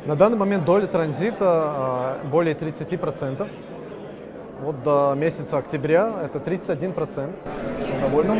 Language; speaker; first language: Russian; non-native, local second language; Latvian